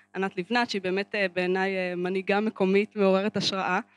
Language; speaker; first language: Hebrew; native; Hebrew